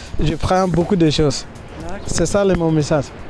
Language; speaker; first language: French; non-native, learner; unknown